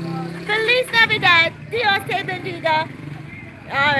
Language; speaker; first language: Spanish; non-native, learner; English